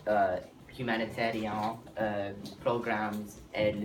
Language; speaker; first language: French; non-native, learner; English